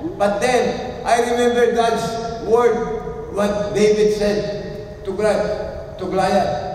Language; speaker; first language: English; non-native, local second language; Filipino